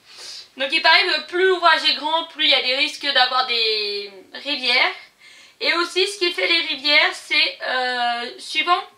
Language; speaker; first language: French; native; French